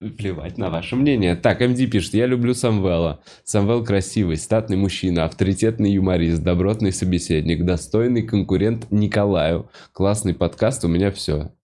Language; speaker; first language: Russian; native; Russian